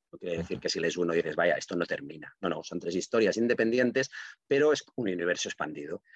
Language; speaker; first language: Spanish; non-native, local second language; Catalan